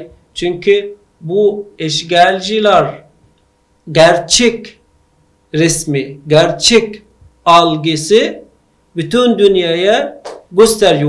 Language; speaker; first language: Turkish; non-native, fluent; Arabic